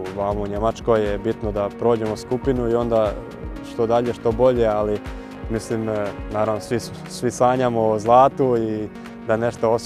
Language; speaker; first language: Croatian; early bilingual, heritage; Croatian